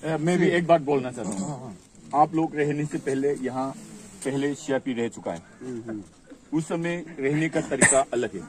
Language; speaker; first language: Hindi; non-native, local second language; Manipuri